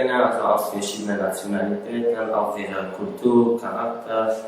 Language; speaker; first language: German; non-native, learner; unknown